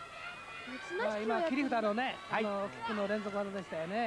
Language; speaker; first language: Japanese; native; Japanese